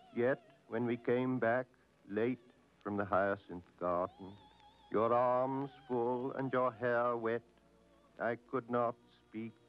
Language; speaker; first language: English; native; English